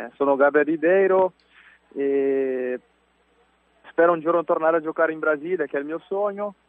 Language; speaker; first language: Italian; non-native, fluent; Portuguese